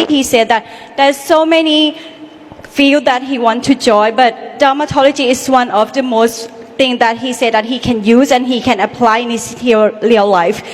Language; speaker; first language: English; non-native, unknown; Thai